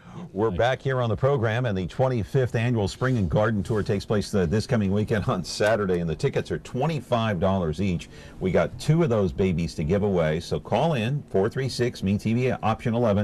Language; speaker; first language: English; native; English